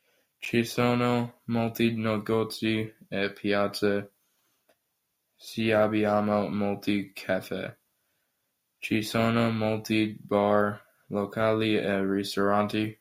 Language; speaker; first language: Italian; non-native, learner; English